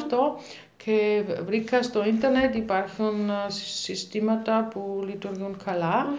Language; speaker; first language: Greek; non-native, learner; German